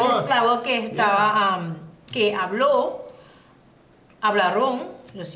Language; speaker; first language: Spanish; non-native, learner; English